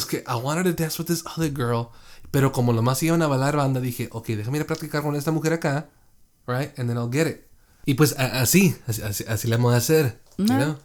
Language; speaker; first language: Spanish; early bilingual, heritage; Spanish